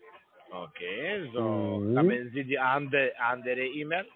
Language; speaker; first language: German; non-native, learner; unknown